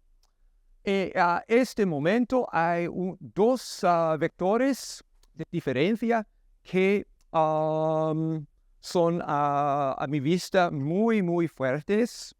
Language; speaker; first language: Spanish; non-native, learner; English